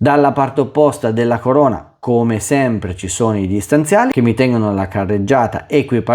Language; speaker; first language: Italian; native; Italian